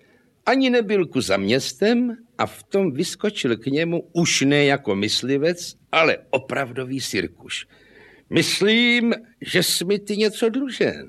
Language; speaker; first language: Czech; native; Czech